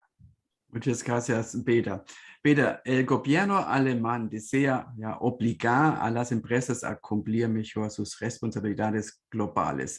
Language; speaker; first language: Spanish; non-native, fluent; German